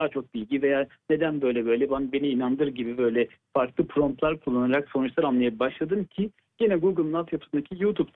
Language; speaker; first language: Turkish; native; Turkish